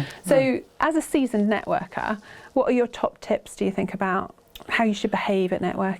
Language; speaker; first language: English; native; English